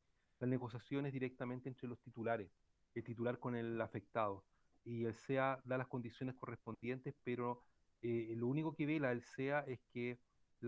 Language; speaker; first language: Spanish; native; Spanish